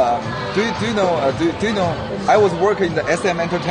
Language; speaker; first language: English; non-native, learner; Korean